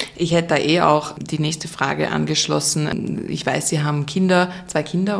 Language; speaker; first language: German; native; German